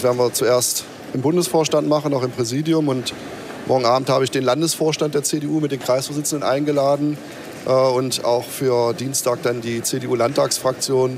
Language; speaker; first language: German; native; German